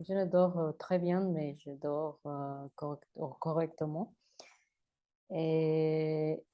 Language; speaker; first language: French; non-native, learner; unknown